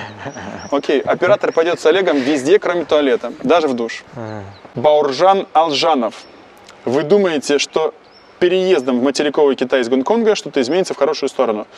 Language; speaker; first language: Russian; native; Russian